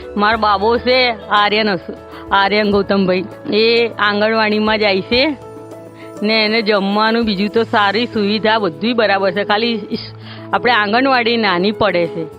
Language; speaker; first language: Gujarati; native; Gujarati